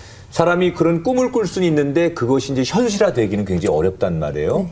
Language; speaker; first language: Korean; native; Korean